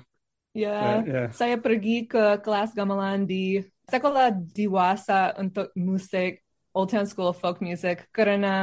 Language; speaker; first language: Indonesian; non-native, learner; English